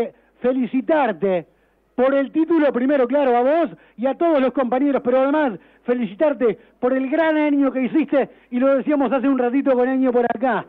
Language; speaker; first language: Spanish; native; Spanish